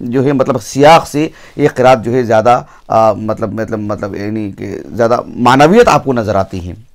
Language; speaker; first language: Urdu; native; Urdu